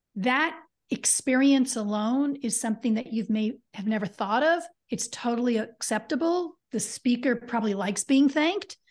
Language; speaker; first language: English; native; English